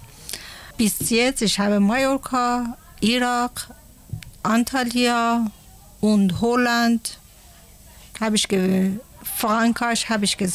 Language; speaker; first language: German; non-native, learner; Persian